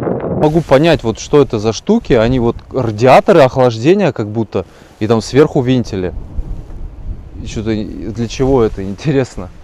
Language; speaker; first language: Russian; native; Russian